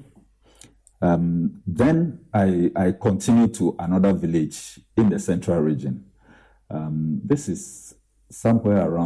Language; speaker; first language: English; non-native, local second language; Akan